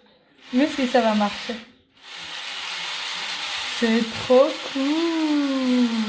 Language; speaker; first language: French; native; French